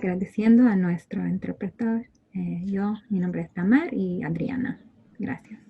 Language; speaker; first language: Spanish; non-native, learner; English